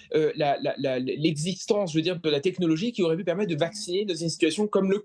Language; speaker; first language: French; native; French